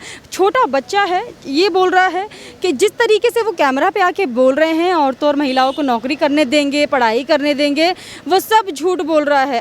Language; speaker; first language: Hindi; native; Hindi